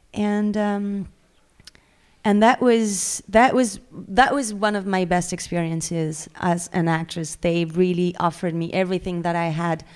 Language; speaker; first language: English; non-native, fluent; French